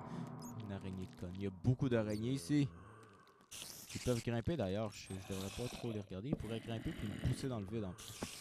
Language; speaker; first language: French; native; French